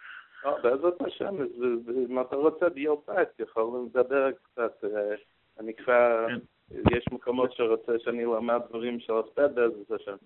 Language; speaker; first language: Hebrew; non-native, learner; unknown